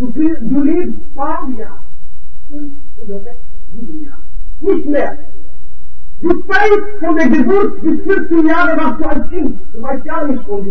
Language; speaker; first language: German; non-native, fluent; Arabic